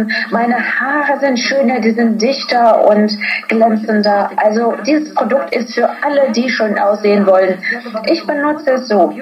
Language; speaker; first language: German; non-native, fluent; Russian